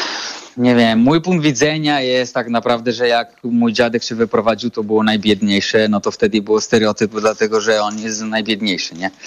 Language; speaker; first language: Polish; non-native, fluent; Italian